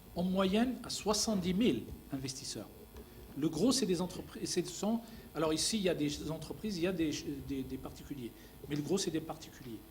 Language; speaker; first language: French; non-native, local second language; Arabic